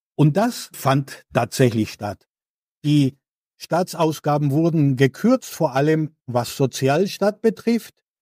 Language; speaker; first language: German; non-native, fluent; Spanish